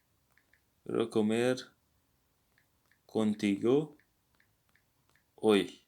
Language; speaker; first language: Spanish; non-native, learner; English